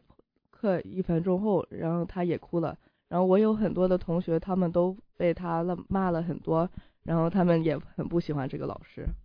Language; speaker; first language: Chinese; early bilingual, heritage; Chinese